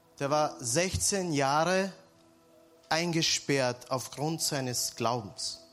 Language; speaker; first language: German; early bilingual, other home language; Serbian